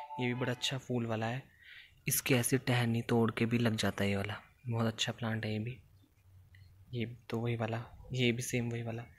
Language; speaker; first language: Hindi; native; Hindi